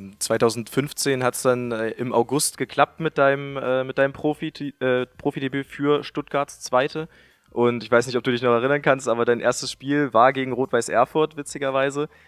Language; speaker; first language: German; native; German